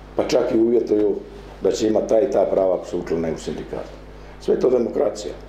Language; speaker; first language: Croatian; native; Croatian